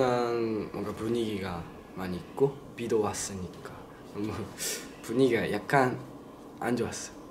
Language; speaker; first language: Korean; non-native, learner; Japanese